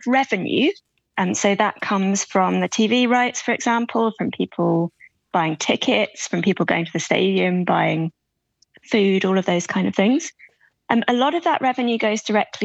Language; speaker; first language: English; native; English